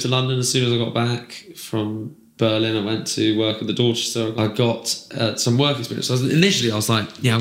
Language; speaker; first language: English; native; English